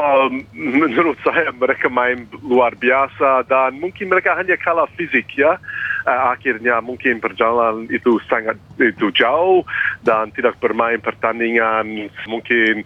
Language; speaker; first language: Indonesian; non-native, fluent; English